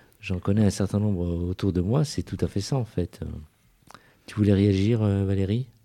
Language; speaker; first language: French; native; French